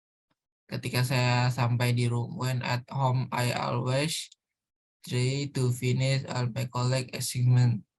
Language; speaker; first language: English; non-native, learner; Indonesian